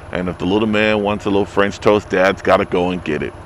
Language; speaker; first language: English; native; English